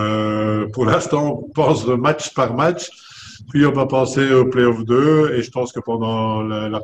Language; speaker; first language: French; native; French